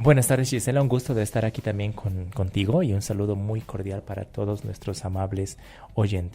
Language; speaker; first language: Spanish; native; Spanish